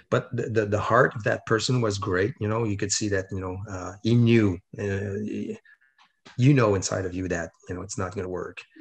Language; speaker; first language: English; non-native, fluent; French